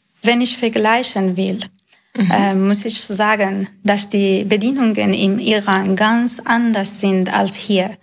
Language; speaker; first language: German; non-native, learner; Persian